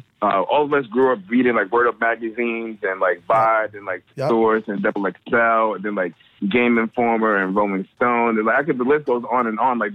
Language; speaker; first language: English; native; English